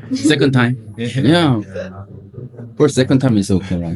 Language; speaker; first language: English; non-native, learner; Korean